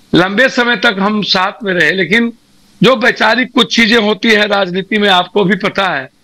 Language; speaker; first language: Hindi; native; Hindi